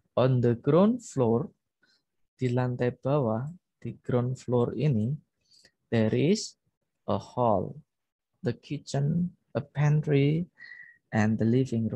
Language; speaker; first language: English; non-native, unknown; Indonesian